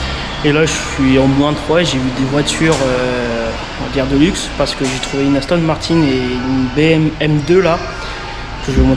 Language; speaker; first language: French; native; French